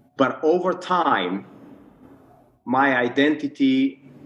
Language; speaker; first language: English; non-native, fluent; Bulgarian